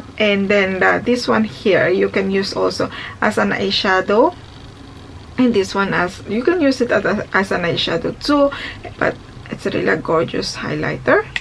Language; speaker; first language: English; non-native, fluent; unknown